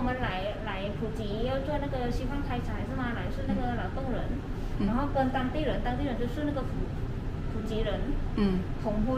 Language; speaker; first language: Chinese; non-native, learner; Thai